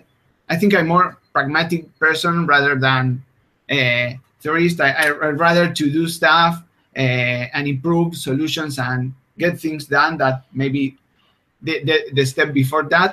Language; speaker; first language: English; non-native, fluent; Spanish